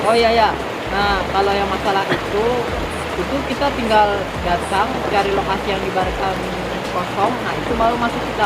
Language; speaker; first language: Indonesian; native; Indonesian